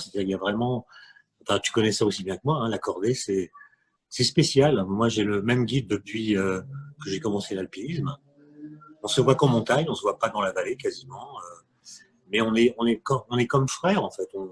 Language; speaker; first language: French; native; French